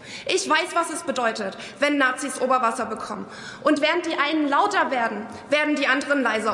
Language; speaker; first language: German; early bilingual, other home language; Arabic